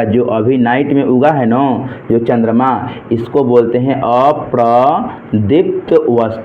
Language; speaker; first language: Hindi; native; Hindi